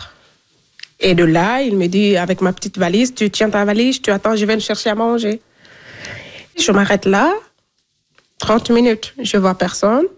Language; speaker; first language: French; non-native, local second language; Fula